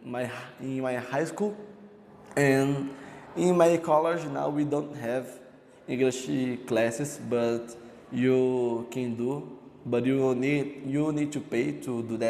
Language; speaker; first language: English; non-native, learner; Portuguese